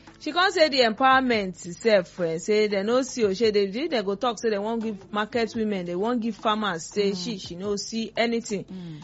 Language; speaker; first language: Nigerian Pidgin; non-native, local second language; Yoruba